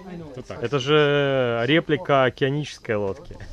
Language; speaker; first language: Russian; native; Russian